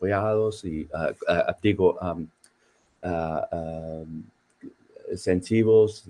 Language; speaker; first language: Spanish; non-native, fluent; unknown